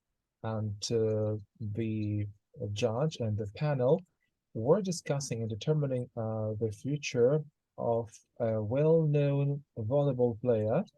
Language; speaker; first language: English; non-native, fluent; Russian